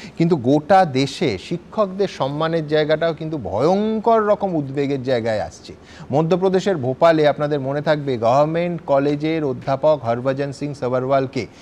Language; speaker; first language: Bangla; native; Bangla